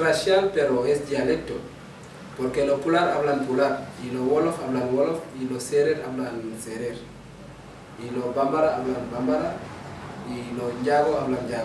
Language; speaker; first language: Spanish; non-native, local second language; Wolof